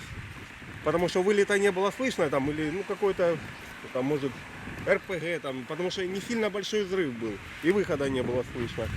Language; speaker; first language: Russian; native; Russian